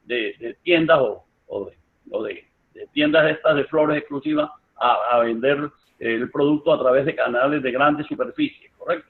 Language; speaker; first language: Spanish; native; Spanish